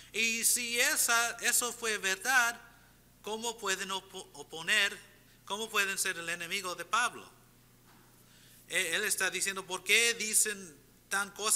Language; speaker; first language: Spanish; non-native, fluent; English